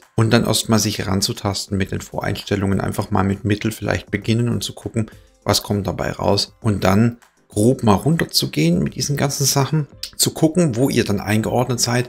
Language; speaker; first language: German; native; German